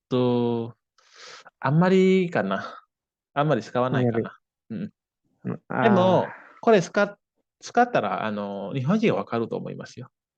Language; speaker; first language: Japanese; non-native, fluent; Indonesian